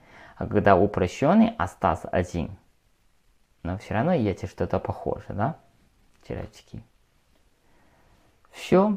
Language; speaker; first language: Russian; non-native, learner; Chinese